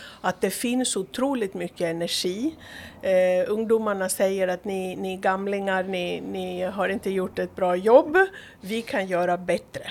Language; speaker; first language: Swedish; non-native, fluent; Greek